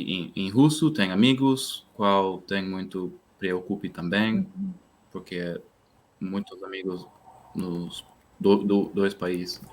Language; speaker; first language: Portuguese; non-native, learner; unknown